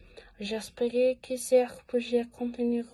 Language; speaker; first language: French; non-native, learner; Spanish